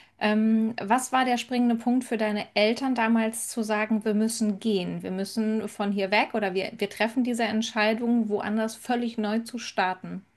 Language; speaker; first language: German; native; German